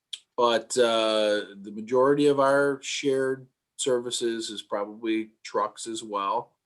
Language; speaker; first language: English; native; English